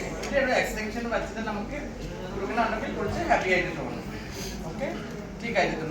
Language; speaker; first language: Malayalam; non-native, local second language; Assamese